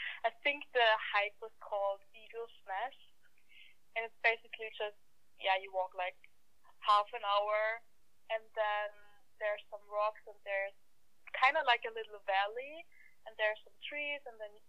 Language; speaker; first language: English; non-native, fluent; German